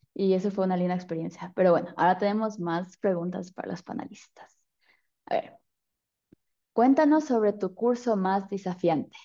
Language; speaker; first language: Spanish; early bilingual, heritage; Spanish